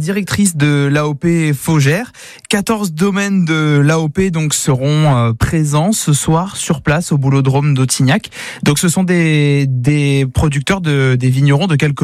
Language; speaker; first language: French; native; French